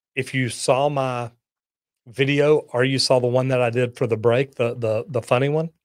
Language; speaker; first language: English; native; English